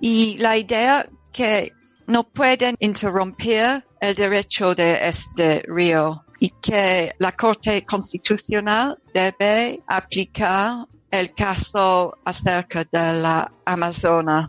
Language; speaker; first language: Spanish; non-native, learner; English